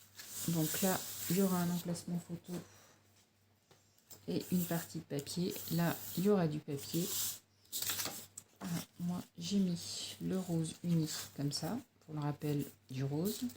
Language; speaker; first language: French; native; French